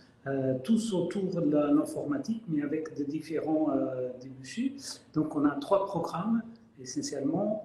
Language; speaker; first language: French; non-native, fluent; Spanish